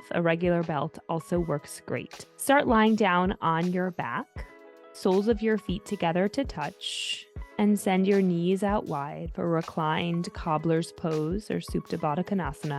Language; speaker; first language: English; native; English